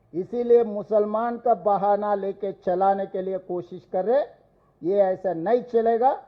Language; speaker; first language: Hindi; non-native, local second language; Telugu